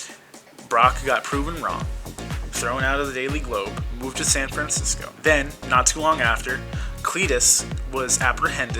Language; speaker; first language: English; native; English